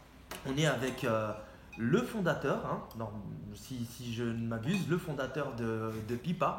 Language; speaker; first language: French; native; French